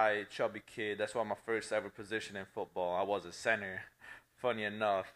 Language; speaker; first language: English; non-native, fluent; Italian